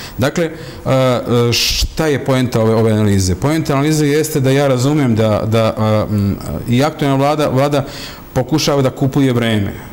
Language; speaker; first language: Serbian; native; Serbian